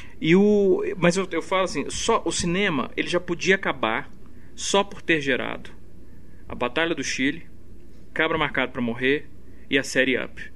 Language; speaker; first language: Portuguese; native; Portuguese